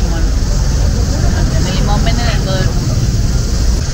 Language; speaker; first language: Spanish; native; Spanish